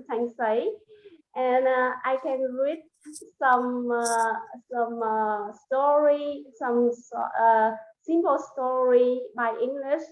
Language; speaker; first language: English; non-native, learner; Vietnamese